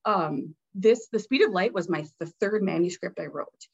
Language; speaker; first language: English; native; English